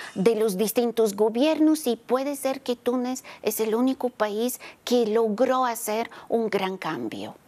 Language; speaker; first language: Spanish; non-native, fluent; Bulgarian